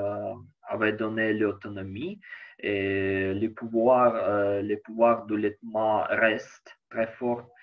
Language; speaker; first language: French; non-native, learner; Ukrainian